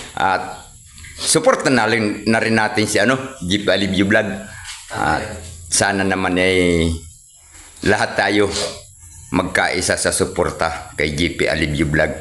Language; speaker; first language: Filipino; non-native, local second language; Cebuano